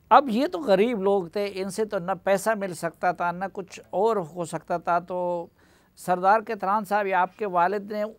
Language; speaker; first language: Urdu; non-native, local second language; Pashto